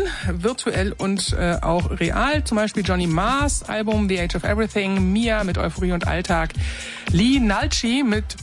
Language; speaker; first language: German; native; German